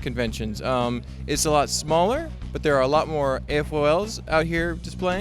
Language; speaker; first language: English; native; English